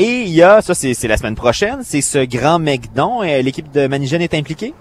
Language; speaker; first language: French; native; French